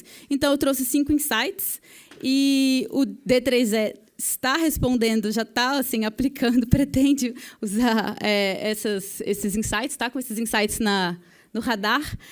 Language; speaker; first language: Portuguese; native; Portuguese